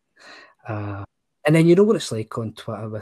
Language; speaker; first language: English; native; English